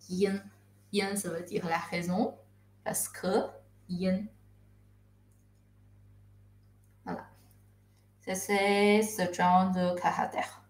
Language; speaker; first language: French; non-native, fluent; Chinese